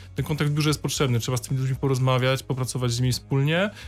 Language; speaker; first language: Polish; native; Polish